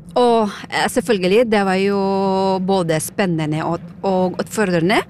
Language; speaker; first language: Norwegian; non-native, fluent; Filipino